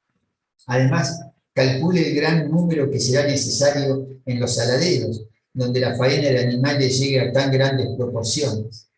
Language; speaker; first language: Spanish; native; Spanish